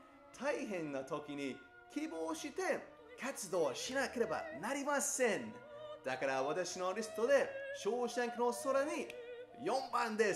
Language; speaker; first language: Japanese; non-native, fluent; English